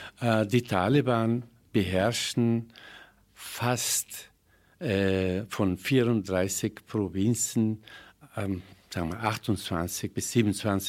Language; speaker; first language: German; non-native, fluent; Persian